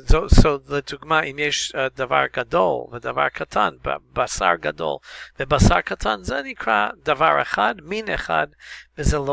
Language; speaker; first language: Hebrew; non-native, fluent; English